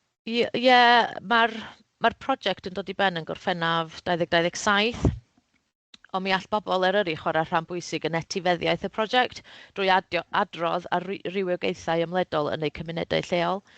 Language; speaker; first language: Welsh; native; Welsh